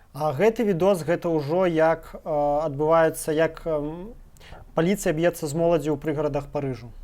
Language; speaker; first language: Belarusian; non-native, local second language; Russian